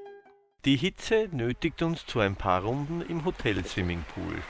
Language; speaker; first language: German; native; German